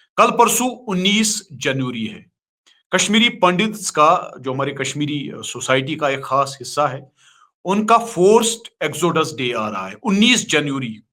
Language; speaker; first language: Urdu; non-native, local second language; Kashmiri